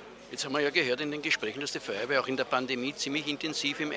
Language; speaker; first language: German; native; German